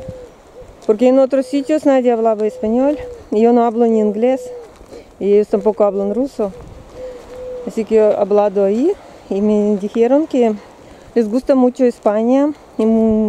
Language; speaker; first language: Spanish; non-native, learner; Russian